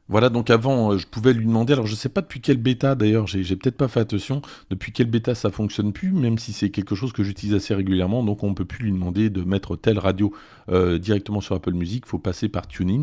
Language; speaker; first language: French; native; French